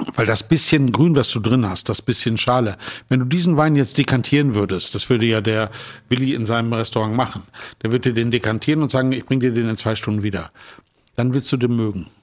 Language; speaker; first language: German; native; German